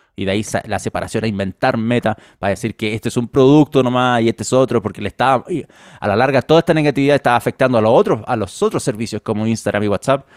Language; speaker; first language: Spanish; native; Spanish